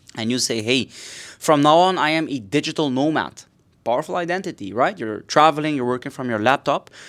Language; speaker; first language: English; non-native, fluent; Papiamento